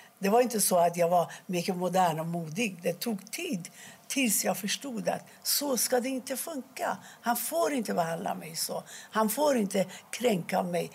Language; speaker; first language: Swedish; non-native, fluent; Persian